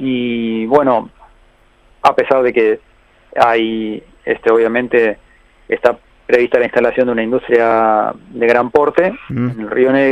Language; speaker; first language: Spanish; native; Spanish